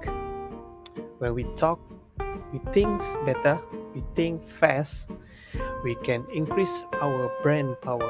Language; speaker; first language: English; non-native, local second language; Malay